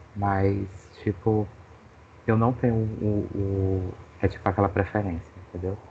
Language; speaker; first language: Portuguese; native; Portuguese